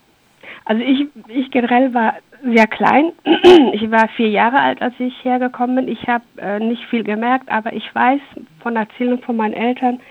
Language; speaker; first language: German; early bilingual, other home language; Persian